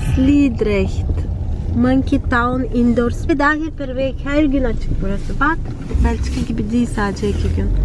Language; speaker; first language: Turkish; early bilingual, heritage; Turkish